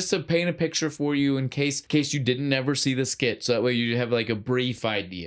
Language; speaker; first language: English; native; English